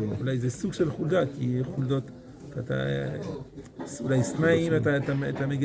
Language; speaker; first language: Hebrew; non-native, fluent; French